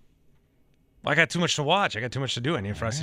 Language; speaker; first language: English; native; English